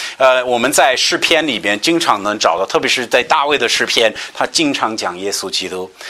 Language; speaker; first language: Chinese; non-native, fluent; English